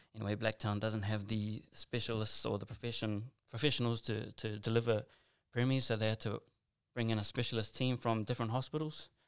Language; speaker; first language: English; native; English